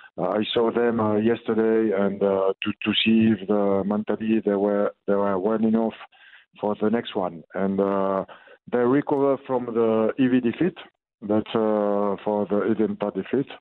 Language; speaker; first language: English; non-native, learner; French